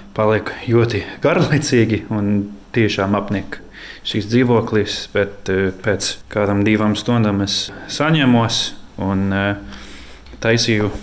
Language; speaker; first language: Latvian; non-native, fluent; English